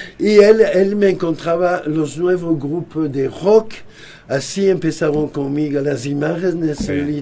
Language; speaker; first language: Spanish; non-native, fluent; French